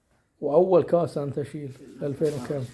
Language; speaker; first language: Arabic; native; Arabic